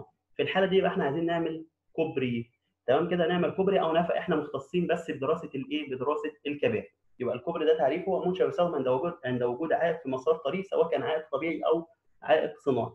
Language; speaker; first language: Arabic; native; Arabic